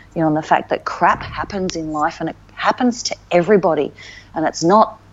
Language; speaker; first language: English; native; English